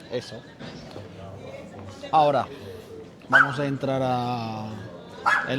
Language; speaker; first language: Spanish; non-native, learner; Turkish